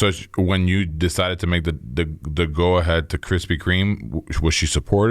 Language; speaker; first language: English; native; English